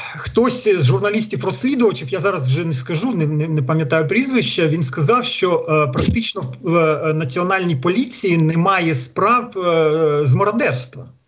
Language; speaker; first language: Ukrainian; non-native, local second language; Russian